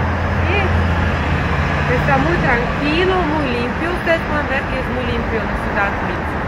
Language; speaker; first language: Spanish; non-native, learner; Russian